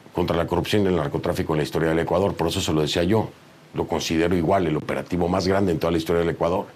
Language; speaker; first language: Spanish; native; Spanish